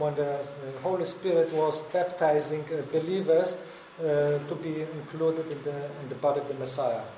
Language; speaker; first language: English; non-native, learner; Polish